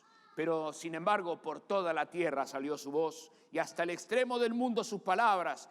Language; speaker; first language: Spanish; native; Spanish